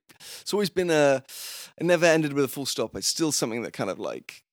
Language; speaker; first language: English; native; English